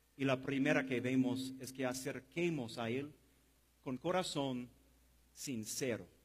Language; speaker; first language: Spanish; non-native, fluent; English